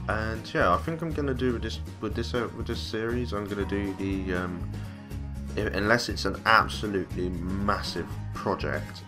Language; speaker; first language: English; native; English